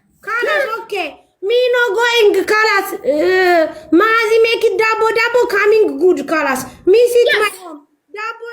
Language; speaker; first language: English; non-native, learner; Amharic